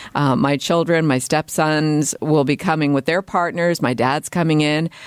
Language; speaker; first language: English; native; English